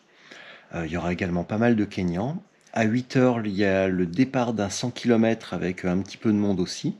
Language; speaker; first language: French; native; French